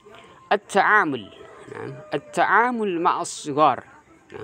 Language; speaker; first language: Arabic; non-native, fluent; Indonesian